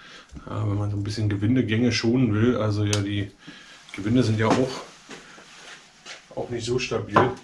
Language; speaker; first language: German; native; German